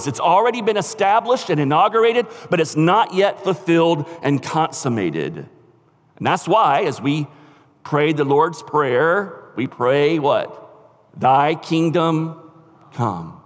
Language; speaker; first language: English; native; English